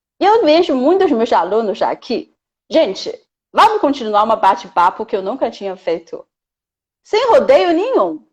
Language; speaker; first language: Portuguese; non-native, fluent; Chinese